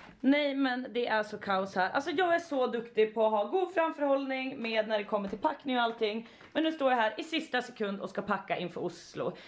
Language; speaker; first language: Swedish; native; Swedish